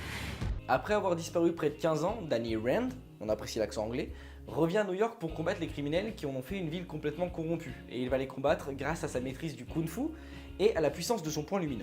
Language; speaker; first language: French; native; French